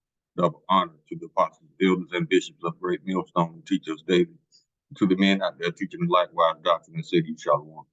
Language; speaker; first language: English; native; English